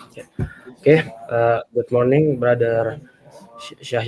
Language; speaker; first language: English; non-native, learner; Indonesian